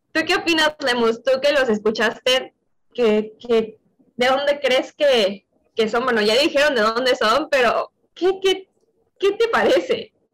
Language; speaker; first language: Spanish; native; Spanish